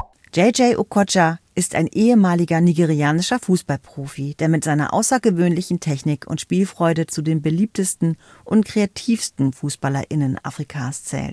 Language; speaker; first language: German; native; German